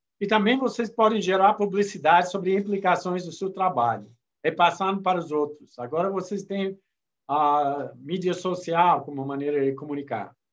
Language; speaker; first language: Portuguese; non-native, fluent; English